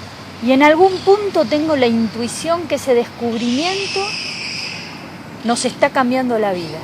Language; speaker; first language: Spanish; native; Spanish